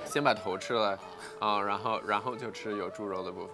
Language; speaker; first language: Chinese; non-native, fluent; English